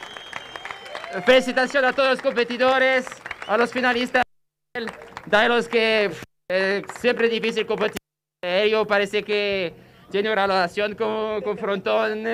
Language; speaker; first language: Spanish; non-native, fluent; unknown